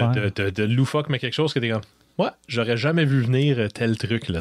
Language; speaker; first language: French; native; French